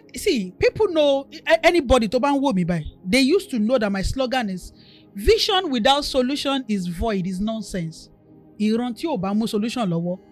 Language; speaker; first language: English; non-native, local second language; Yoruba